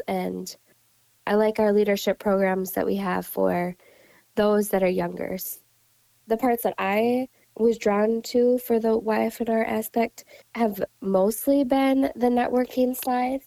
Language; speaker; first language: English; native; English